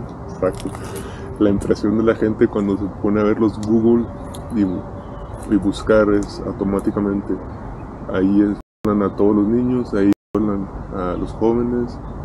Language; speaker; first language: Spanish; native; Spanish